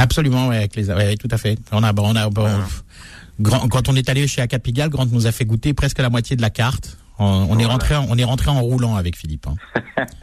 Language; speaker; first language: French; native; French